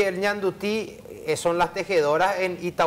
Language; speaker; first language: Spanish; native; Spanish